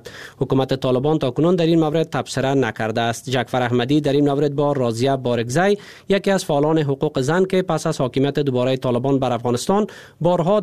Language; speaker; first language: Persian; native; Persian